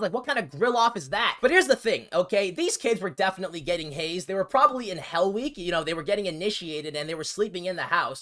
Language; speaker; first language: English; native; English